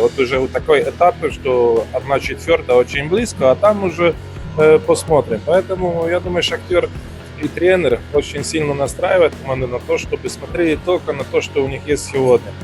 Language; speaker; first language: Russian; non-native, fluent; Polish